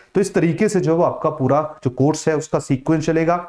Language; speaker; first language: Hindi; native; Hindi